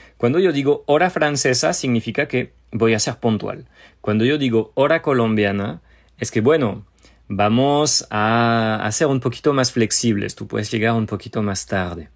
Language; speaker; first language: Spanish; non-native, fluent; French